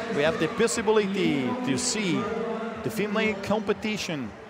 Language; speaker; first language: English; non-native, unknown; Italian